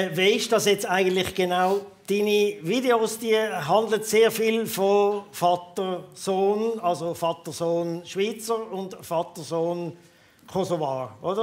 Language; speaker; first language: German; native; German